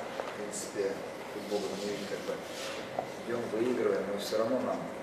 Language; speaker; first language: Russian; native; Russian